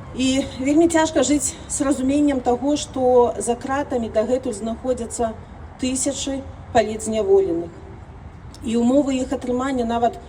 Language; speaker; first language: Belarusian; non-native, local second language; Russian